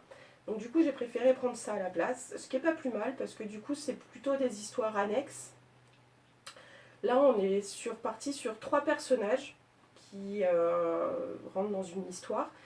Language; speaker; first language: French; native; French